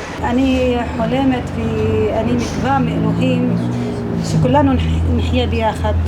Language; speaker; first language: Hebrew; non-native, local second language; Arabic